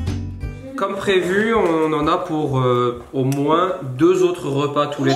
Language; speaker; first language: French; native; French